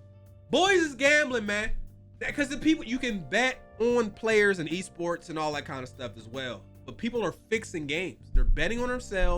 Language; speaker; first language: English; native; English